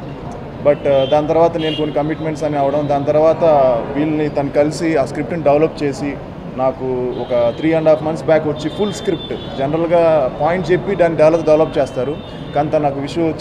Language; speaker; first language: Telugu; native; Telugu